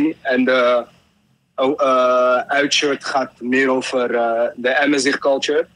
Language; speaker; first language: Dutch; early bilingual, other home language; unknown